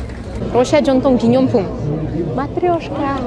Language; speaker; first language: Korean; non-native, learner; Russian